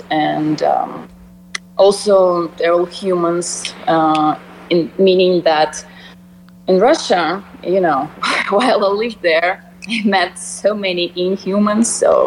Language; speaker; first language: English; non-native, fluent; Russian